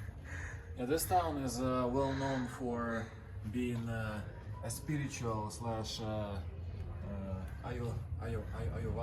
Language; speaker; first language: English; non-native, fluent; Russian